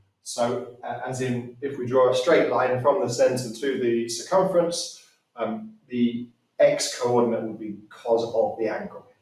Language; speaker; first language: English; native; English